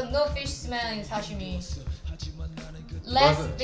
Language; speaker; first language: English; non-native, learner; Korean